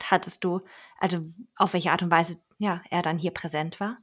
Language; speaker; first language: German; native; German